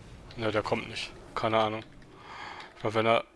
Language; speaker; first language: German; native; German